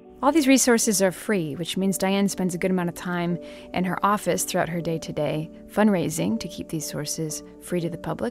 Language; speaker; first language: English; native; English